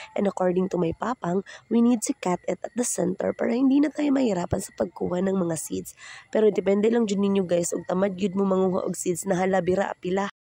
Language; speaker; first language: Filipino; non-native, local second language; Cebuano